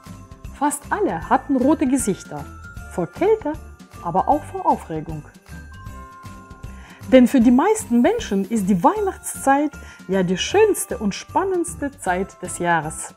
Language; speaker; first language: German; native; German